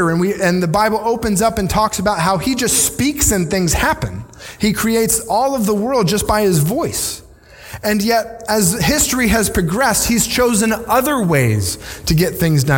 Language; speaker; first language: English; native; English